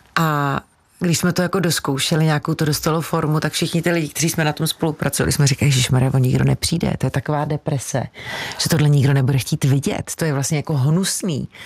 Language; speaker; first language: Czech; native; Czech